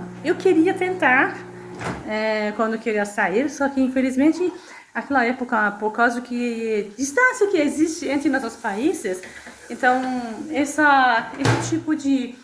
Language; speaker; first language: Portuguese; non-native, fluent; Persian